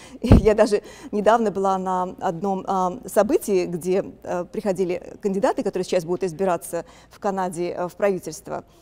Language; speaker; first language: Russian; native; Russian